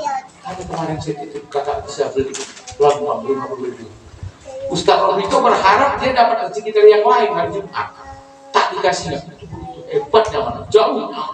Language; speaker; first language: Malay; non-native, local second language; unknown